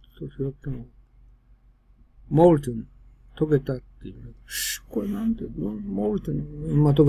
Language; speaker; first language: Japanese; native; Japanese